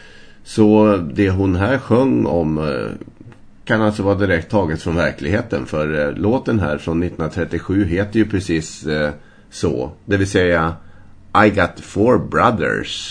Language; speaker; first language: Swedish; native; Swedish